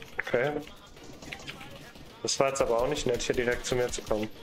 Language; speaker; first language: German; native; German